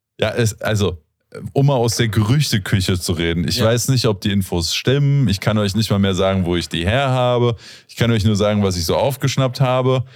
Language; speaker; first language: German; native; German